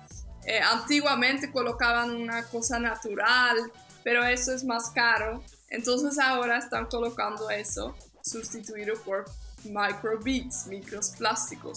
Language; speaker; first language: Spanish; non-native, fluent; Dutch